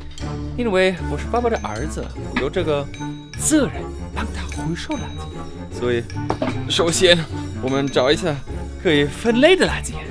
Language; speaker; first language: Chinese; non-native, fluent; German